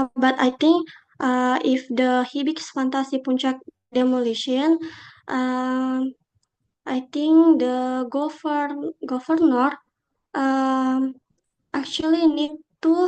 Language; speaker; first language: English; non-native, local second language; Indonesian